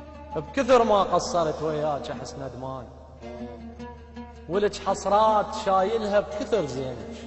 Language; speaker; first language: Arabic; native; Arabic